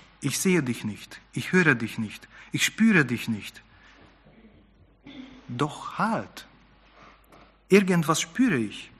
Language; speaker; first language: German; non-native, fluent; Hungarian